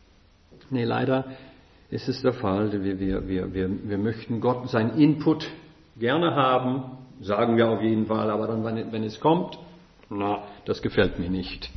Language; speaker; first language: German; non-native, fluent; English